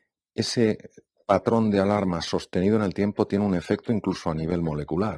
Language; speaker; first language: Spanish; native; Spanish